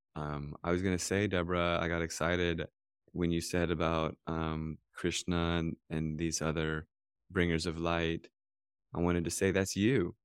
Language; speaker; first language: English; native; English